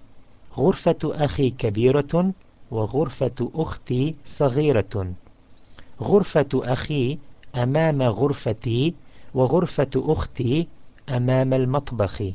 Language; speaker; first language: Arabic; non-native, fluent; English